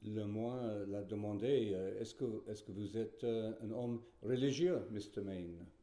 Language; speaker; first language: French; non-native, fluent; English